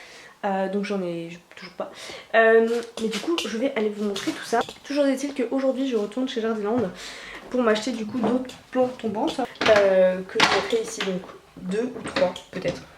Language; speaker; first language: French; native; French